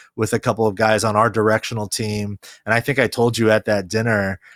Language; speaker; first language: English; early bilingual, other home language; Korean